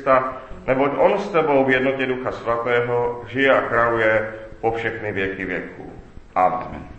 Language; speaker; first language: Czech; native; Czech